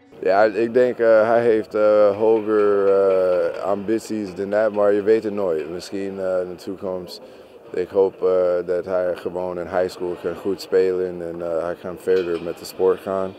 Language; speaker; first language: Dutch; non-native, fluent; English